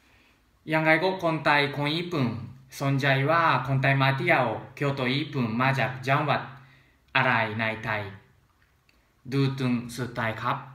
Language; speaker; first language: Thai; non-native, learner; Japanese